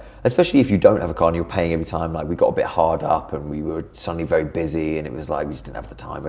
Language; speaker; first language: English; native; English